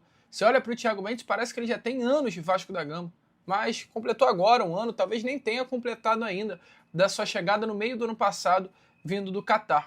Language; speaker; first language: Portuguese; native; Portuguese